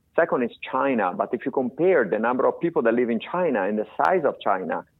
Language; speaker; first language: English; non-native, fluent; Italian